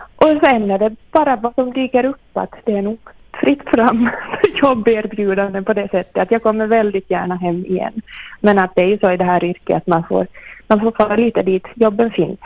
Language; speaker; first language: Swedish; native; Swedish